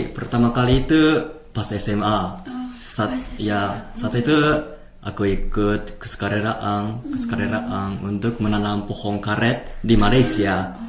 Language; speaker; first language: Indonesian; non-native, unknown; Japanese